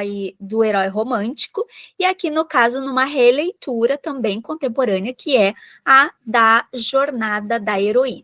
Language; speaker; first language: Portuguese; native; Portuguese